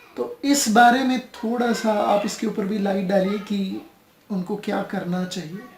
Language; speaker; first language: Hindi; native; Hindi